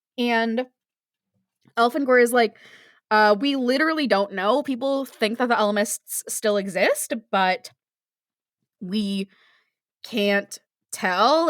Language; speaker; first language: English; native; English